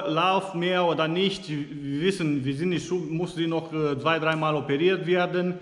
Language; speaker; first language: German; non-native, fluent; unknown